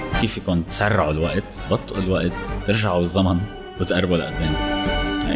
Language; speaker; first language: Arabic; native; Arabic